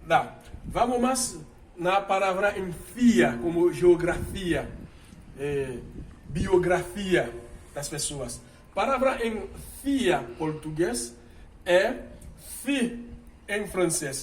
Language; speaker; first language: Portuguese; non-native, fluent; Haitian Creole